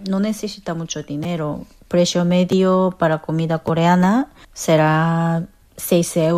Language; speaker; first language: Spanish; non-native, fluent; Korean